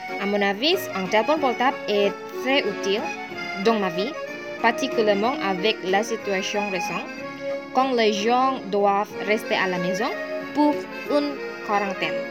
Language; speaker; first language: French; non-native, learner; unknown